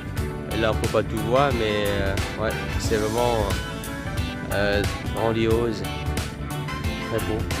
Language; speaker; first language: French; non-native, fluent; Vietnamese